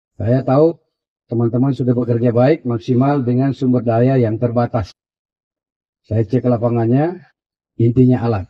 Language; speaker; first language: Indonesian; non-native, local second language; Buginese